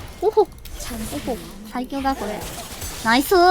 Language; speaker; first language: Korean; non-native, learner; Japanese